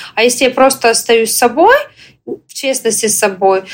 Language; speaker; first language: Russian; non-native, fluent; Ukrainian